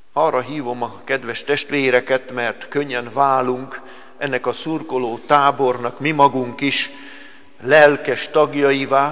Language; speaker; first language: Hungarian; native; Hungarian